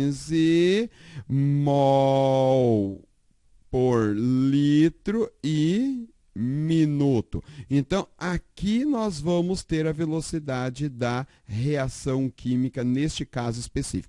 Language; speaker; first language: Portuguese; native; Portuguese